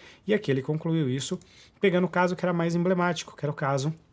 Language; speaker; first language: Portuguese; native; Portuguese